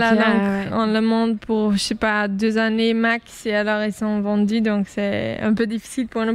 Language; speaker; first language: French; non-native, local second language; Dutch